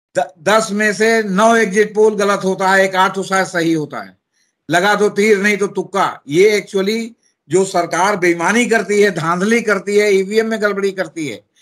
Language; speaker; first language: Hindi; native; Hindi